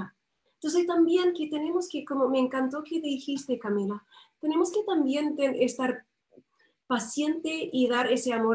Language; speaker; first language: Spanish; non-native, fluent; English